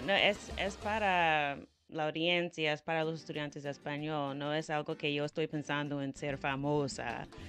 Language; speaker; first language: Spanish; non-native, fluent; English